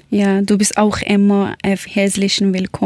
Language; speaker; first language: German; non-native, learner; Persian